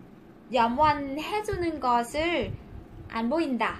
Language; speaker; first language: Korean; non-native, fluent; Thai